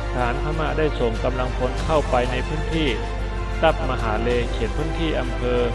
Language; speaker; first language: Thai; non-native, fluent; Burmese